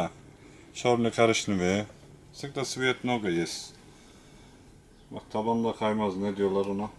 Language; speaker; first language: Russian; non-native, local second language; Turkish